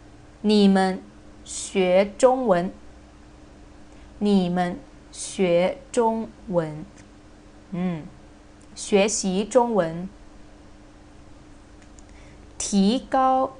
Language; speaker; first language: Chinese; non-native, fluent; Thai